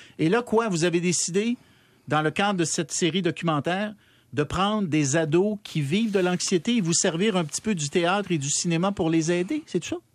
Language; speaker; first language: French; native; French